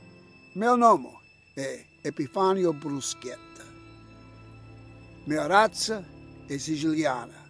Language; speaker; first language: Italian; early bilingual, heritage; English